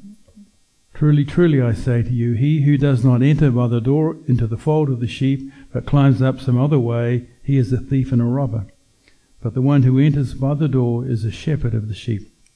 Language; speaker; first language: English; native; English